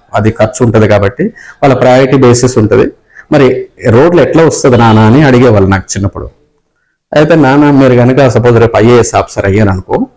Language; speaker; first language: Telugu; native; Telugu